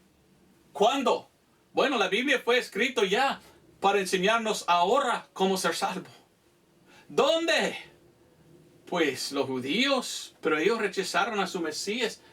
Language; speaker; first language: Spanish; non-native, fluent; English